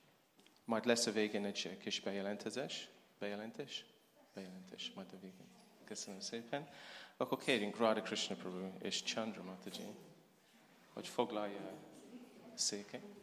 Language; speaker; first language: Hungarian; non-native, learner; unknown